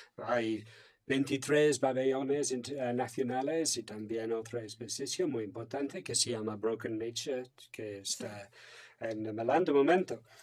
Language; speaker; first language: Spanish; non-native, fluent; English